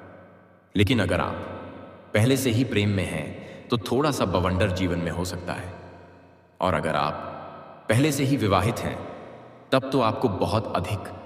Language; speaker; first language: Hindi; native; Hindi